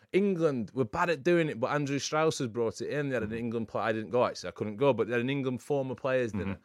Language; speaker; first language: English; native; English